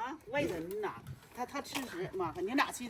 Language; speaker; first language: Chinese; native; Chinese